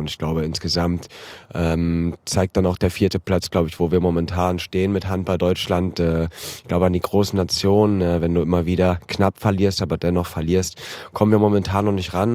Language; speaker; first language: German; native; German